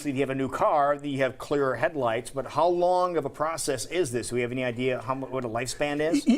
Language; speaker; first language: English; native; English